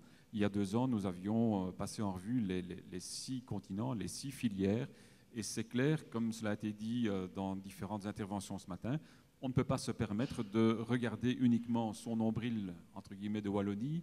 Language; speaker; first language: French; native; French